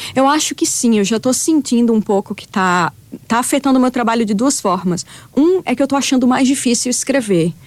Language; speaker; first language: Portuguese; native; Portuguese